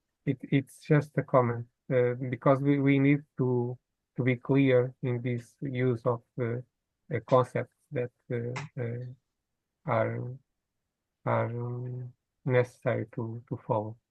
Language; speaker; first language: English; non-native, fluent; Portuguese